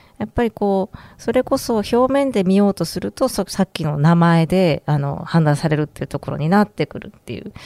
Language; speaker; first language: Japanese; native; Japanese